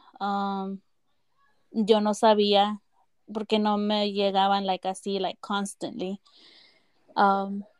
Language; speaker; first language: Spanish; early bilingual, heritage; Spanish